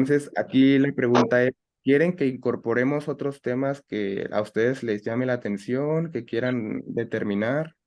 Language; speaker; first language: Spanish; native; Spanish